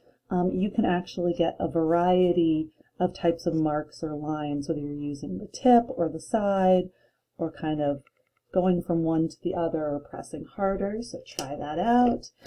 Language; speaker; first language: English; native; English